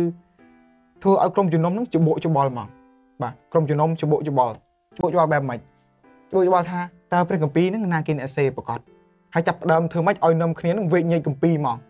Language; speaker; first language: Khmer; native; Khmer